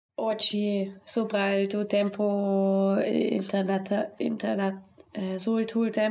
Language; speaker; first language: Italian; non-native, learner; German